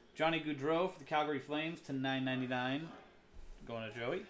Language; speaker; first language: English; native; English